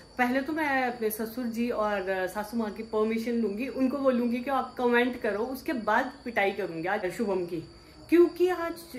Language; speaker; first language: Hindi; native; Hindi